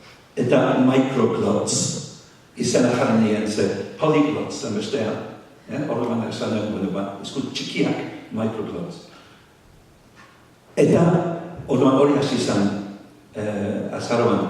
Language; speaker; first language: Basque; non-native, fluent; English